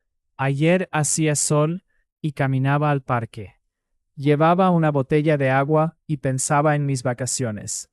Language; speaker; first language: Spanish; non-native, fluent; English